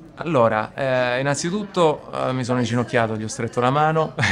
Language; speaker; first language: Italian; native; Italian